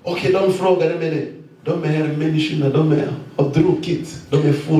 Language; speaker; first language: Swedish; non-native, fluent; Lingala